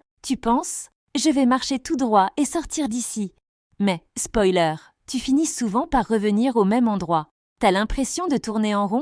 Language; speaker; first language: French; native; French